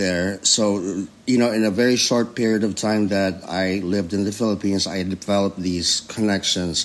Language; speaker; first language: English; non-native, local second language; Filipino